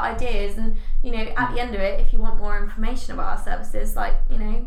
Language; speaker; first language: English; native; English